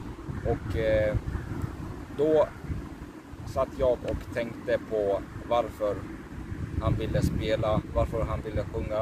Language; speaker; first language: Swedish; early bilingual, other home language; Persian